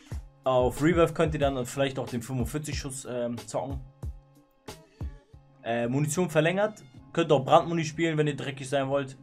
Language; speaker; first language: German; native; German